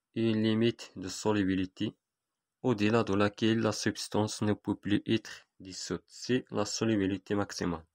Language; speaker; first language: French; non-native, local second language; Arabic